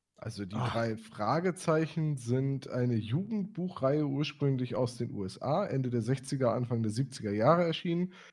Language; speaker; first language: German; native; German